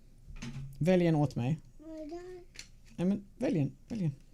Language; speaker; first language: Swedish; non-native, learner; English